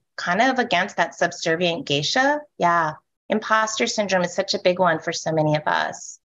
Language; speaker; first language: English; native; English